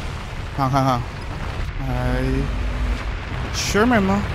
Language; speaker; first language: Chinese; native; Chinese